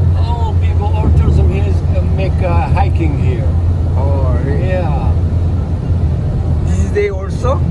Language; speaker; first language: English; non-native, learner; Korean